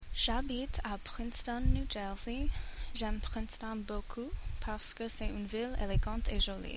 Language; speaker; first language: French; non-native, learner; English